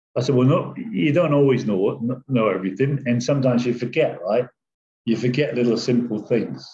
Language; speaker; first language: English; native; English